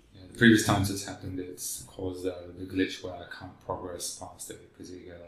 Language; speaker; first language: English; native; English